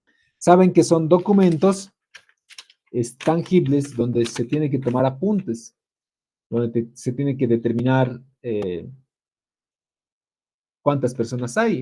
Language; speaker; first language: Spanish; native; Spanish